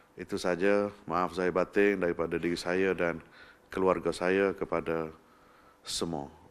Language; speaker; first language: Malay; native; Malay